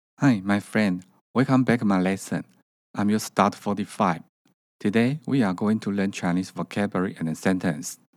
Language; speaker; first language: English; non-native, learner; Chinese